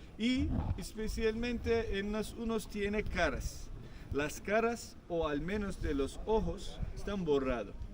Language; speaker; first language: Spanish; non-native, fluent; Turkish